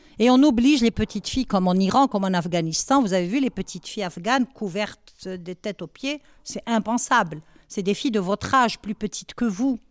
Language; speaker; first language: French; non-native, local second language; Arabic